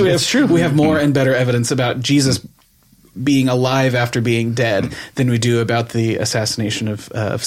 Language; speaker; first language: English; native; English